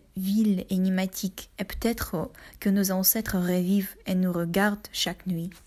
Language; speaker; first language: French; non-native, learner; Ukrainian